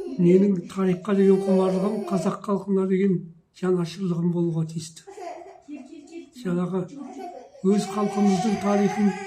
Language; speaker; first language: Kazakh; native; Kazakh